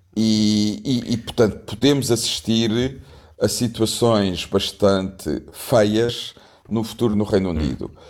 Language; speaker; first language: Portuguese; native; Portuguese